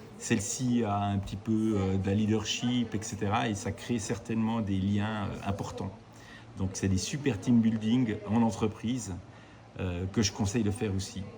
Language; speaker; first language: French; native; French